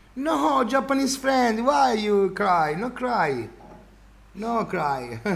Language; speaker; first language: English; non-native, learner; Italian